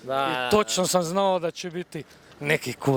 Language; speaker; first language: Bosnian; early bilingual, heritage; Croatian